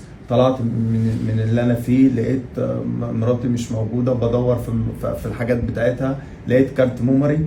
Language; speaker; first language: Arabic; native; Arabic